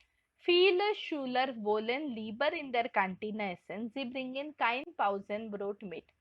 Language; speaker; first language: German; non-native, fluent; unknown